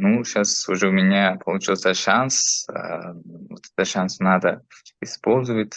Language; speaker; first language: Russian; non-native, fluent; Uzbek